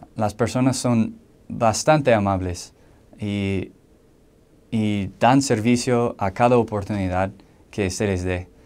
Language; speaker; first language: Spanish; non-native, fluent; English